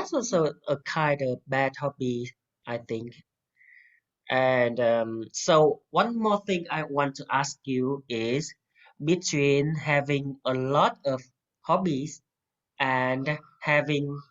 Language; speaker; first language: English; non-native, fluent; Vietnamese